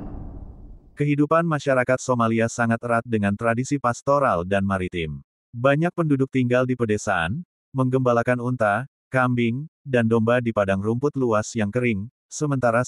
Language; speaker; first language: Indonesian; native; Indonesian